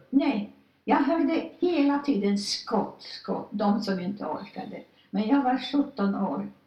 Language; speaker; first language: Swedish; non-native, fluent; Polish